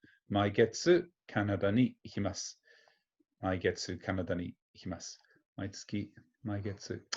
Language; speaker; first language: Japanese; non-native, fluent; English